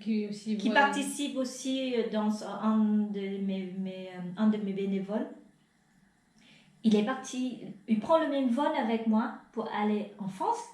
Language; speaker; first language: French; non-native, fluent; Vietnamese